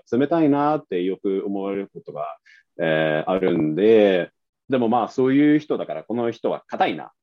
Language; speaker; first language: Japanese; non-native, fluent; Swedish